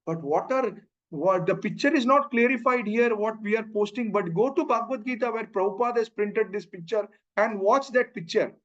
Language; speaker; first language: English; non-native, local second language; Malayalam